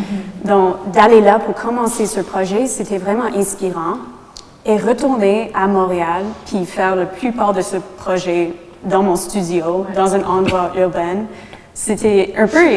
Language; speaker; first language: French; non-native, local second language; English